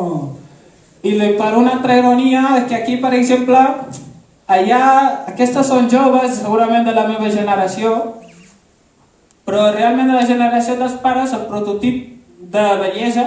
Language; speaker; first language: Catalan; early bilingual, other home language; Arabic